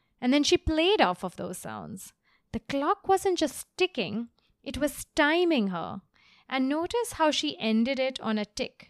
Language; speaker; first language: English; non-native, local second language; Hindi